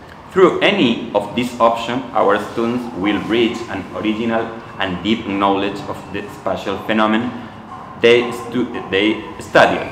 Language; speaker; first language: English; non-native, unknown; Spanish